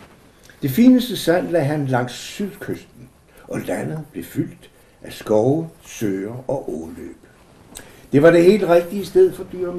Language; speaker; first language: Danish; native; Danish